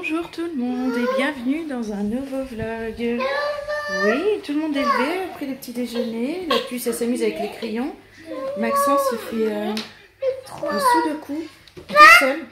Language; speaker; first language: French; native; French